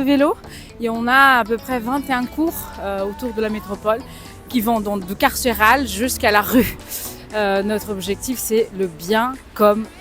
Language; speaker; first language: French; non-native, fluent; Portuguese